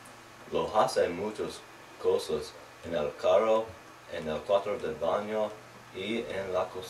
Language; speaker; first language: Spanish; non-native, learner; English